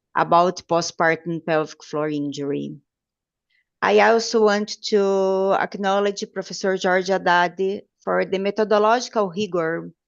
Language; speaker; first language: English; non-native, fluent; Portuguese